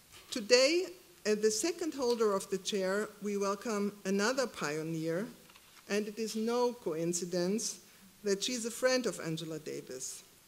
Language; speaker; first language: English; non-native, fluent; German